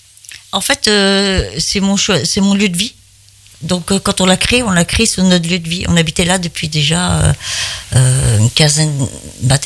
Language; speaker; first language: French; native; French